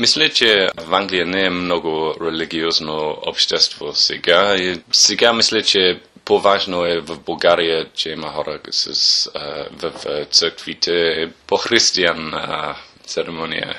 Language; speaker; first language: Bulgarian; non-native, learner; English